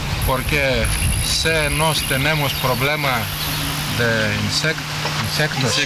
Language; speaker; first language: Spanish; non-native, fluent; Greek